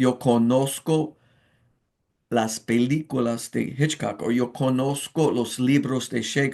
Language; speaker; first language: Spanish; non-native, fluent; English